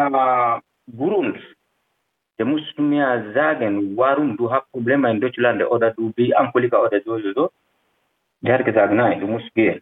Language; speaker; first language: German; non-native, learner; Fula